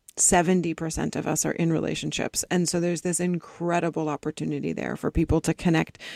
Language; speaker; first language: English; native; English